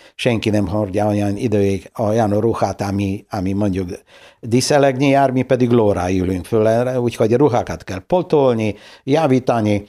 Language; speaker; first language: Hungarian; non-native, fluent; Polish